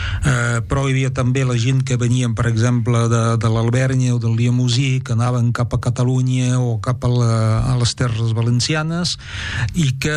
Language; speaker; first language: Catalan; non-native, fluent; French